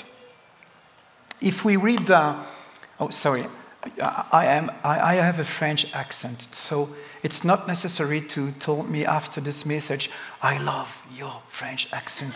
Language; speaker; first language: English; non-native, fluent; French